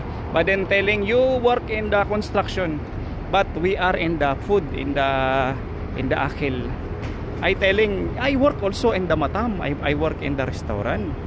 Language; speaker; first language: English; non-native, learner; Filipino